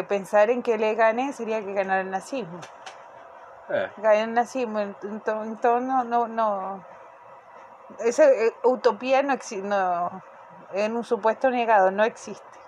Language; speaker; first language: Portuguese; non-native, fluent; Spanish